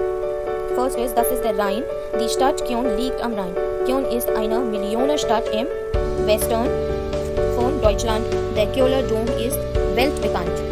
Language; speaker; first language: German; non-native, fluent; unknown